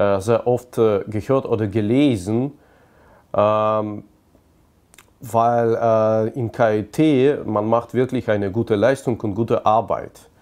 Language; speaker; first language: German; non-native, fluent; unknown